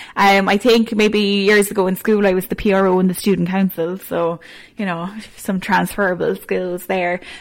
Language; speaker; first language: English; native; English